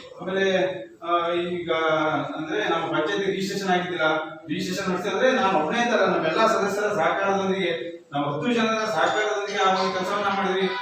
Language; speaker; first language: Kannada; non-native, local second language; Lambadi